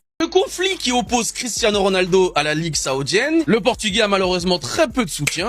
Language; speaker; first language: French; native; French